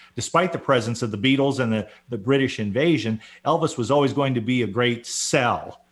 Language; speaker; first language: English; native; English